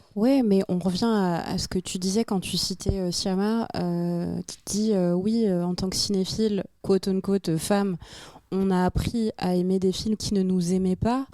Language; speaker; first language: French; native; French